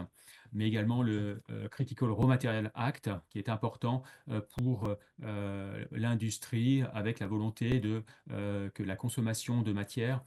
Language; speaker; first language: French; native; French